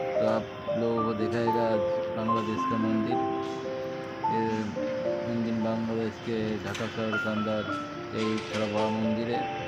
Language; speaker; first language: Hindi; non-native, local second language; Bangla